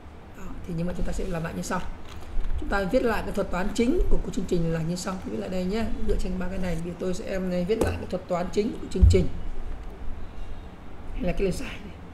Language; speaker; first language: Vietnamese; native; Vietnamese